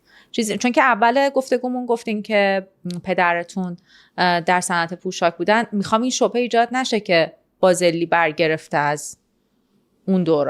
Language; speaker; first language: Persian; native; Persian